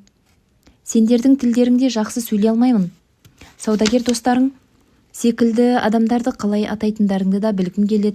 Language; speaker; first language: Kazakh; native; Kazakh